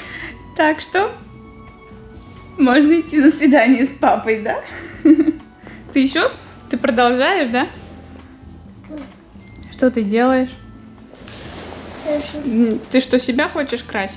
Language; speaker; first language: Russian; native; Russian